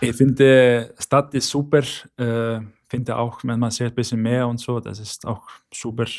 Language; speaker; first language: German; non-native, learner; Icelandic